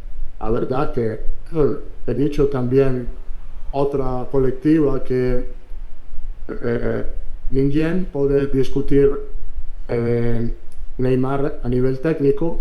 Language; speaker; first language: Portuguese; non-native, learner; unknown